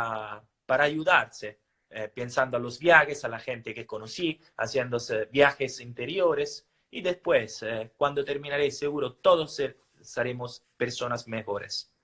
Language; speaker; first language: Spanish; non-native, fluent; Italian